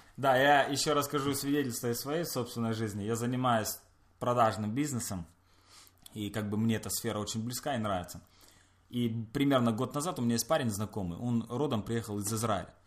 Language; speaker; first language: Russian; native; Russian